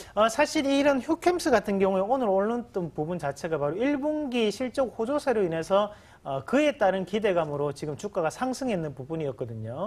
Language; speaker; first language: Korean; native; Korean